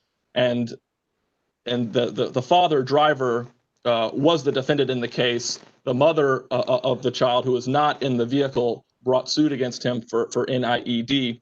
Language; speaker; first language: English; native; English